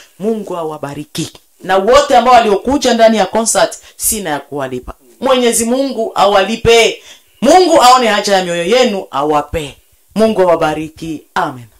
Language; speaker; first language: Swahili; native; Swahili